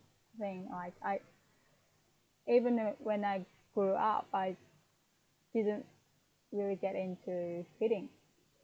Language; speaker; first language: English; non-native, fluent; Japanese